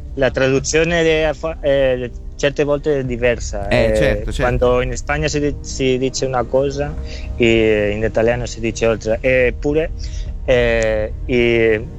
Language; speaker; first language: Italian; non-native, learner; Spanish